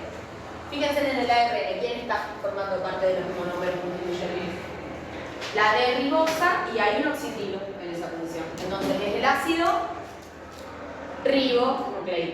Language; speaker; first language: Spanish; native; Spanish